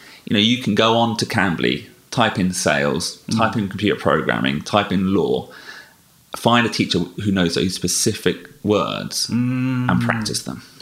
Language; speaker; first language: English; native; English